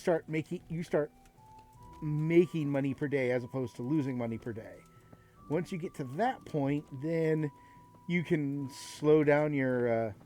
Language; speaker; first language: English; native; English